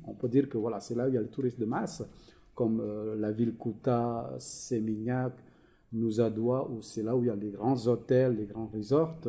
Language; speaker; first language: French; non-native, fluent; Balinese